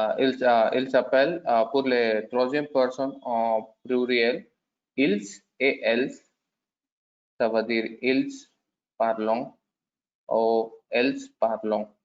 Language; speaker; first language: French; non-native, learner; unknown